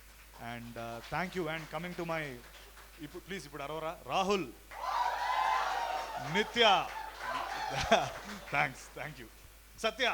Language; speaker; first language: Telugu; native; Telugu